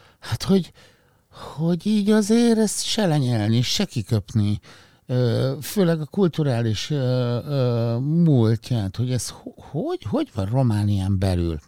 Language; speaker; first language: Hungarian; native; Hungarian